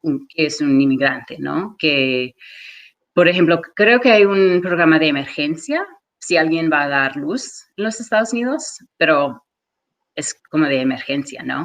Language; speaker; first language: Spanish; non-native, fluent; English